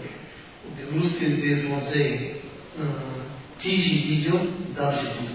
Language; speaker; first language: Russian; non-native, learner; Tibetan